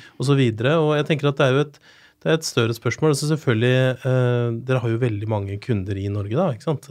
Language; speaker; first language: Norwegian; native; Norwegian